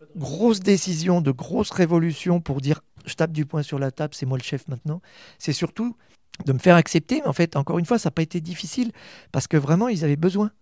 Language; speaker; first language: French; native; French